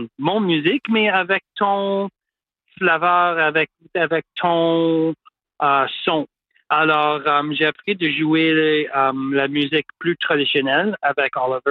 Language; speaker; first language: French; non-native, local second language; English